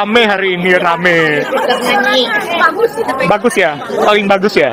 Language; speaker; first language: Indonesian; native; Indonesian